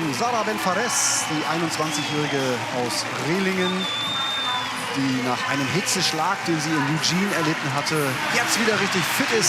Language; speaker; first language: German; native; German